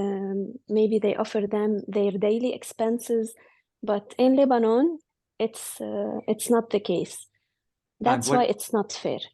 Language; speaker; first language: English; non-native, fluent; Arabic